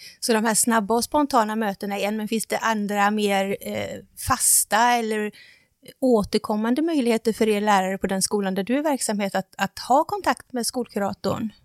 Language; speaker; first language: Swedish; native; Swedish